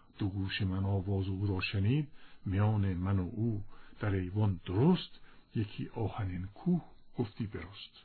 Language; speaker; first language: Persian; native; Persian